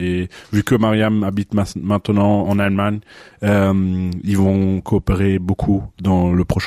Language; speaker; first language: French; non-native, fluent; German